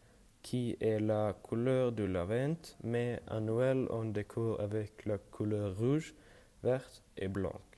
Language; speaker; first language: French; non-native, learner; Norwegian